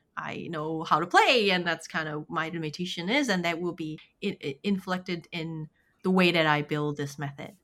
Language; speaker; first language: English; non-native, fluent; Korean